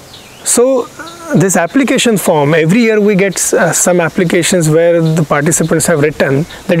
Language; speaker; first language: English; non-native, local second language; Marathi